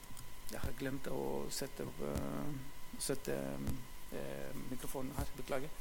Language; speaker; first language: Norwegian; non-native, fluent; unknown